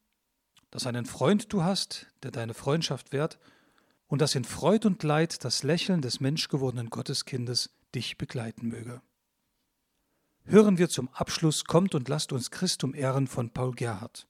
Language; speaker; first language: German; native; German